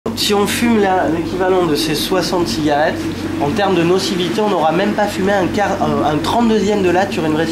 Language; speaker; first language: French; native; French